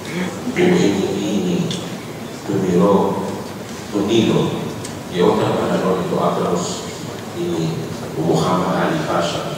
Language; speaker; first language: Greek; non-native, learner; Arabic